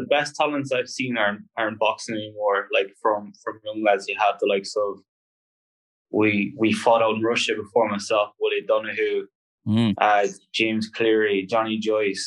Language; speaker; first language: English; native; English